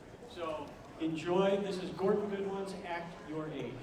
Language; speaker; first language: English; native; English